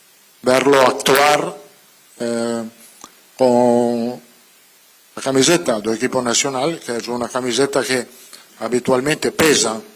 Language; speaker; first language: Spanish; non-native, fluent; Italian